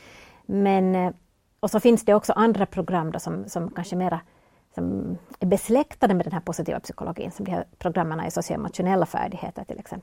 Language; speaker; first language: Swedish; native; Swedish